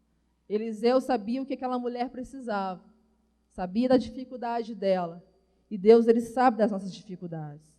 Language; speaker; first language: Portuguese; native; Portuguese